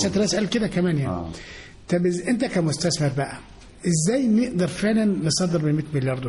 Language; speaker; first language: Arabic; native; Arabic